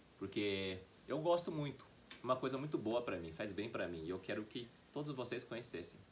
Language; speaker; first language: Portuguese; non-native, fluent; Chinese